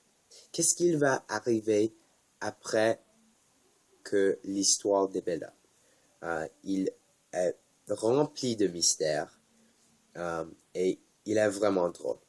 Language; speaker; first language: French; non-native, learner; English